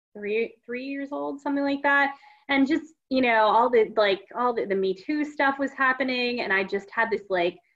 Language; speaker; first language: English; native; English